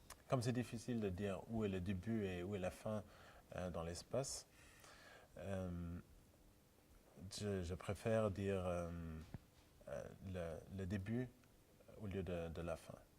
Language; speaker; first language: French; non-native, local second language; Luxembourgish